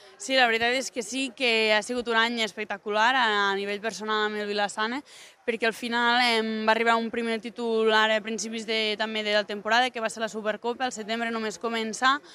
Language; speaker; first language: Catalan; native; Catalan